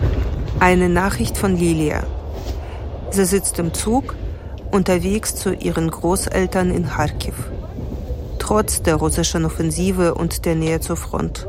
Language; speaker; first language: German; native; German